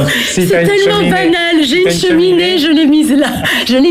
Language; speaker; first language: French; native; French